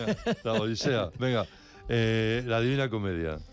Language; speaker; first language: Spanish; native; Spanish